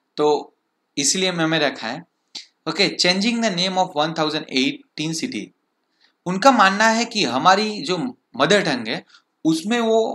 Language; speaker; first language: Hindi; non-native, local second language; Gujarati